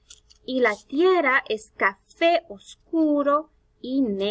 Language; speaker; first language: Spanish; non-native, fluent; English